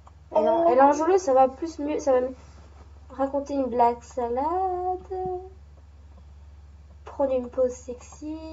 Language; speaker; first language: French; native; French